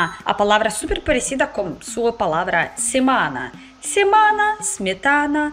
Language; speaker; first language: Portuguese; non-native, learner; Russian